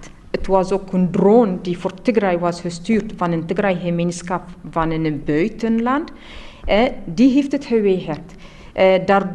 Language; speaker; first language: Dutch; non-native, learner; Tigrinya